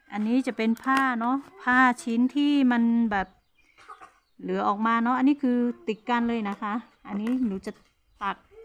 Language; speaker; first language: Thai; non-native, local second language; Hmong